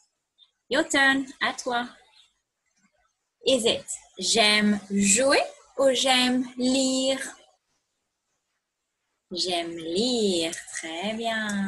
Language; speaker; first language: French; non-native, fluent; English